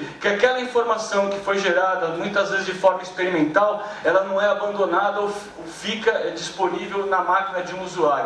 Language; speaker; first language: Portuguese; native; Portuguese